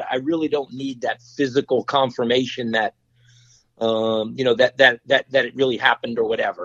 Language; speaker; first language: English; native; English